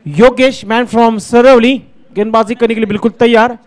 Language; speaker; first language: Hindi; non-native, local second language; Marathi